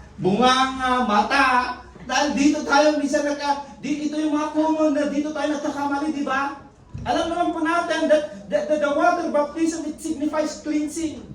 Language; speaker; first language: Filipino; non-native, local second language; Iloko